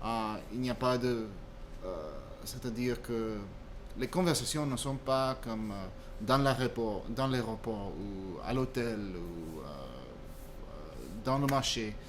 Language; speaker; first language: French; non-native, fluent; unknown